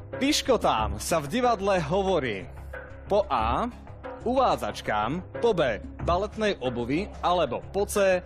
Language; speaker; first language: Slovak; native; Slovak